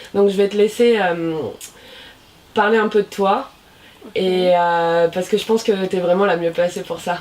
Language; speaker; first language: French; native; French